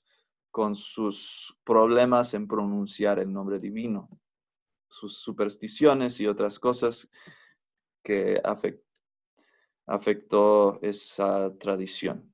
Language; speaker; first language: Spanish; non-native, fluent; English